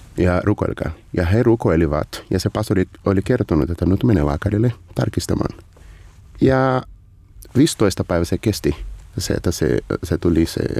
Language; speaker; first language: Finnish; non-native, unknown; Portuguese